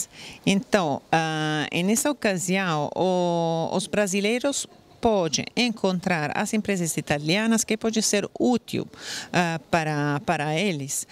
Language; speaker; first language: Portuguese; non-native, fluent; Italian